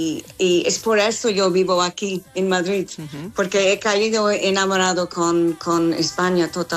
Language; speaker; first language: Spanish; non-native, fluent; English